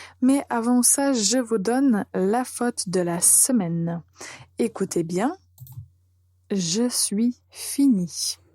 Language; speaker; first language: French; native; French